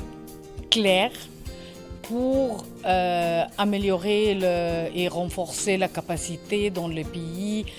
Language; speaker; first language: French; non-native, learner; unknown